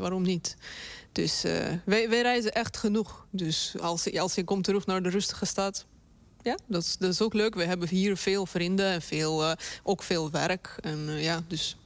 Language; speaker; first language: Dutch; non-native, fluent; Russian